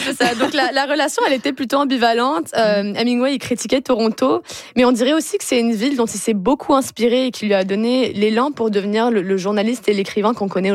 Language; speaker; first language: French; native; French